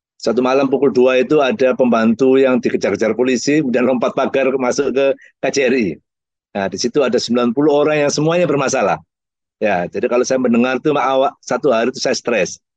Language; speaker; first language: Indonesian; native; Indonesian